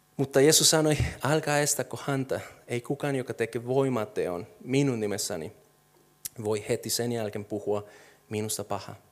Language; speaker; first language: Finnish; non-native, fluent; Spanish